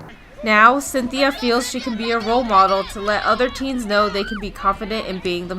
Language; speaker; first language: English; native; English